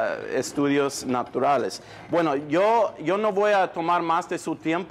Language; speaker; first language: Spanish; non-native, fluent; English